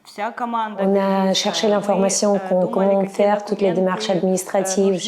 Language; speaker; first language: French; non-native, fluent; Ukrainian